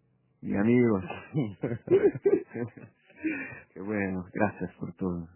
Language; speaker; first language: Spanish; non-native, fluent; Portuguese